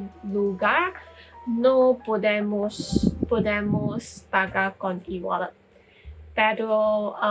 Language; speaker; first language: Spanish; non-native, learner; Malay